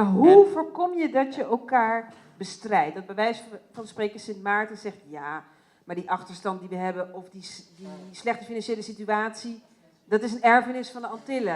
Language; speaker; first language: Dutch; native; Dutch